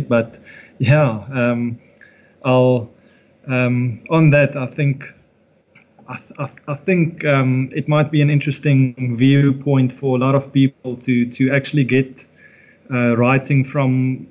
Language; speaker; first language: English; non-native, local second language; Afrikaans